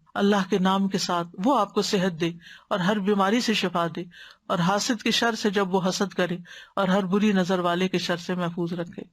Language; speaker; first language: Urdu; native; Urdu